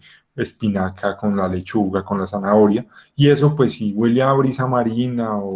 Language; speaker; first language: Spanish; native; Spanish